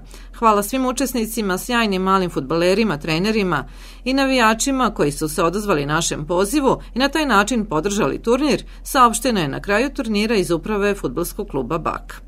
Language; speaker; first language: Serbian; native; Serbian